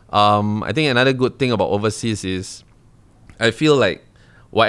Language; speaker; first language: English; native; English